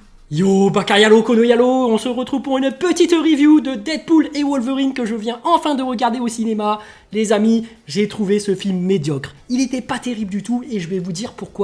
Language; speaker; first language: French; native; French